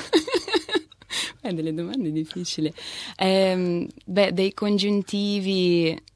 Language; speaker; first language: Italian; non-native, fluent; Russian